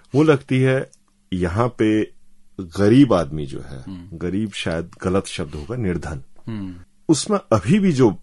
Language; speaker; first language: Hindi; native; Hindi